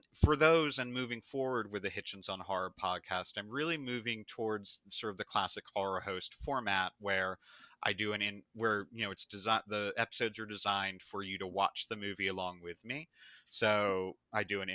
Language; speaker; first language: English; native; English